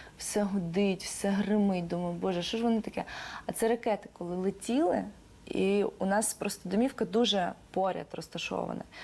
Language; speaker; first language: Ukrainian; non-native, local second language; Russian